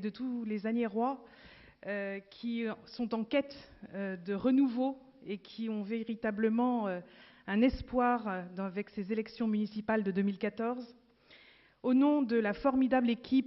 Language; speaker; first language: French; native; French